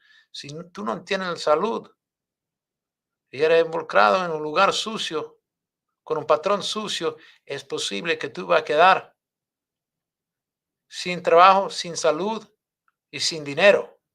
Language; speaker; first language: Spanish; non-native, fluent; English